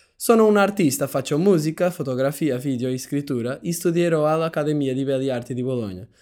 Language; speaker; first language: Italian; non-native, learner; Portuguese